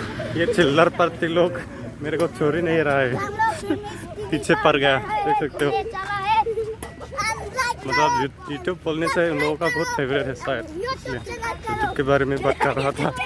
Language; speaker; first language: Hindi; non-native, local second language; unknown